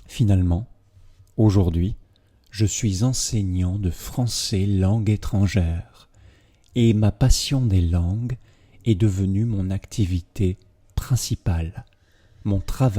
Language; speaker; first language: French; native; French